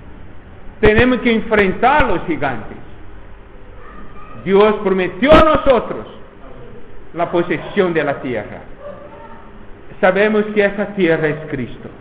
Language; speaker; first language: Spanish; non-native, fluent; Portuguese